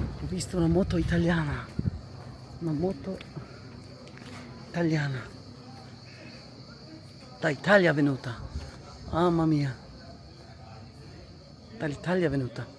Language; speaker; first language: Italian; non-native, learner; Turkish